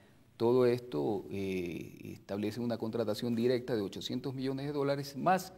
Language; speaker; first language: Spanish; native; Spanish